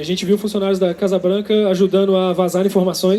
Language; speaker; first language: Portuguese; native; Portuguese